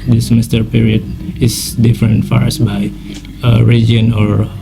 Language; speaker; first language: English; non-native, fluent; Indonesian